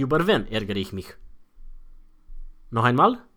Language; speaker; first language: German; non-native, fluent; Romanian